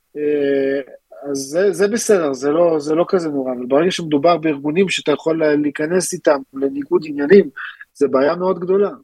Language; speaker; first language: Hebrew; early bilingual, other home language; Russian